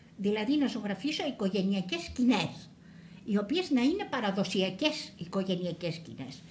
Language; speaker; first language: Greek; native; Greek